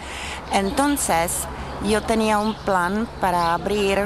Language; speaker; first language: Spanish; non-native, fluent; Czech